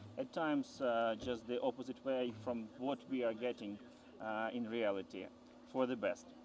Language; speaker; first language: English; non-native, fluent; Ukrainian